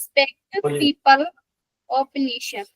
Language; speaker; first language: English; non-native, learner; Hindi